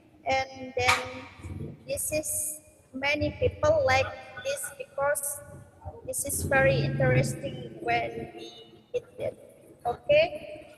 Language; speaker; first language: English; non-native, learner; Indonesian